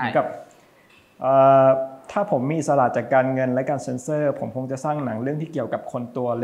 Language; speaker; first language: Thai; native; Thai